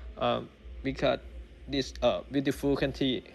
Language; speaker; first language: English; non-native, learner; Thai